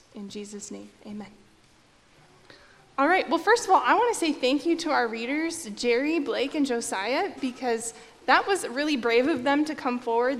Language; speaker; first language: English; native; English